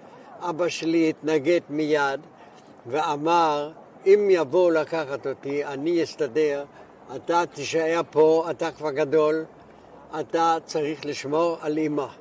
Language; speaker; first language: Hebrew; non-native, fluent; German